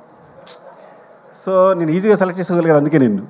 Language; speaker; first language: Telugu; native; Telugu